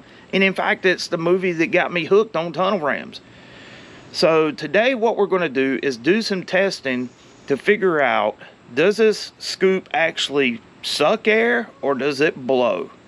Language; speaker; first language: English; native; English